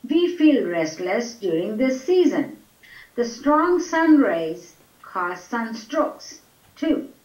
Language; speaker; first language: English; non-native, local second language; Gujarati